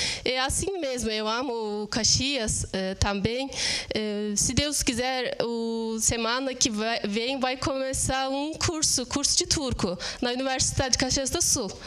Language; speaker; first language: Portuguese; non-native, fluent; Turkish